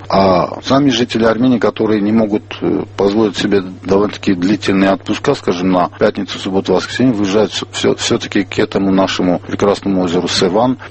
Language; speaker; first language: Russian; non-native, local second language; Armenian